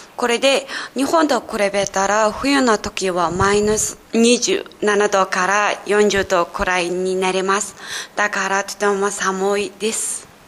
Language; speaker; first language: Japanese; non-native, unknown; Mongolian